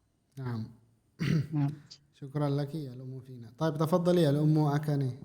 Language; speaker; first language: Arabic; non-native, fluent; Indonesian